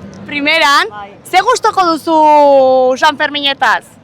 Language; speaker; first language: Basque; native; Basque